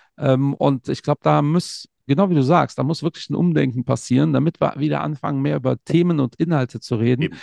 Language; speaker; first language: German; native; German